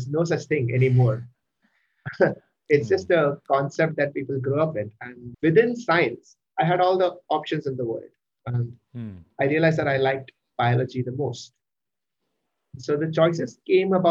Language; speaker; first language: English; non-native, local second language; Malayalam